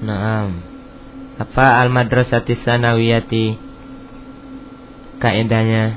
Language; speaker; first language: Arabic; non-native, fluent; Indonesian